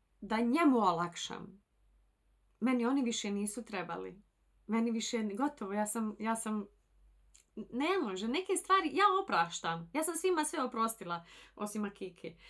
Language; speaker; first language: Bosnian; native; Bosnian